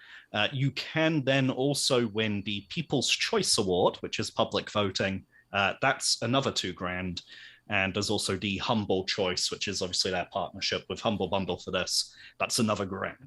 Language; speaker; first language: English; native; English